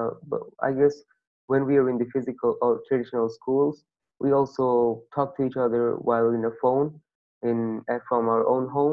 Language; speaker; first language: English; non-native, local second language; Bangla